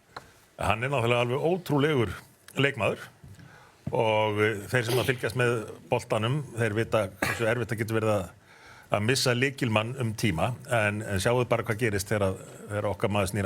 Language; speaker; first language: Icelandic; native; Icelandic